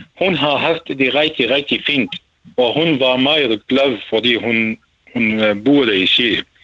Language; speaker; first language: Danish; non-native, learner; Arabic